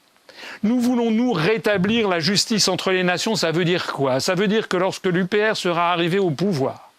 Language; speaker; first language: French; native; French